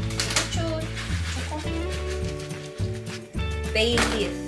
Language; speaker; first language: Korean; non-native, fluent; Cebuano